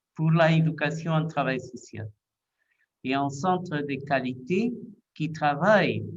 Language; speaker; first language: French; non-native, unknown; Portuguese